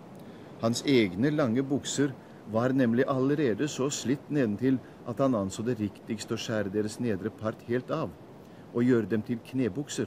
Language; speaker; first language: Norwegian; native; Norwegian